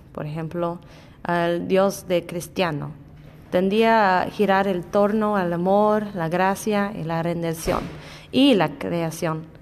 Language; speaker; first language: Spanish; non-native, learner; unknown